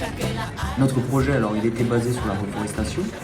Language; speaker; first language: French; native; French